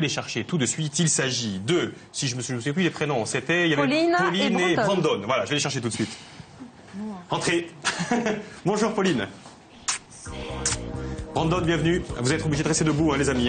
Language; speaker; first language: French; native; French